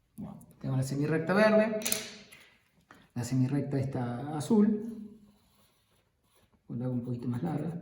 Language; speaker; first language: Spanish; native; Spanish